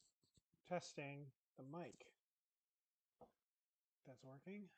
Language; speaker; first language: English; native; English